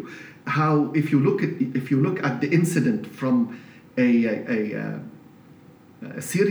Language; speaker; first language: English; non-native, fluent; Arabic